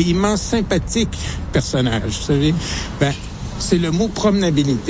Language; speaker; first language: French; native; French